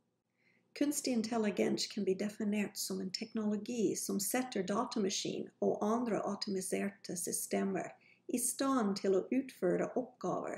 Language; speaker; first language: Norwegian; non-native, fluent; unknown